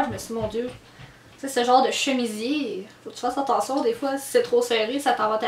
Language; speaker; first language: French; native; French